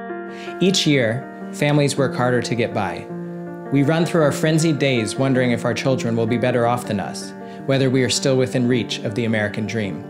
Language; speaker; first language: English; native; English